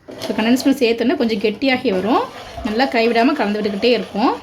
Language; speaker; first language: Tamil; native; Tamil